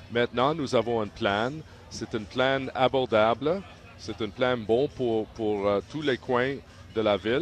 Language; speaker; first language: French; non-native, local second language; English